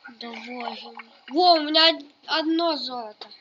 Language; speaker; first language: Russian; native; Russian